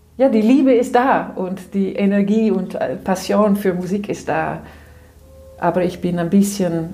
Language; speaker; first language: German; non-native, fluent; Dutch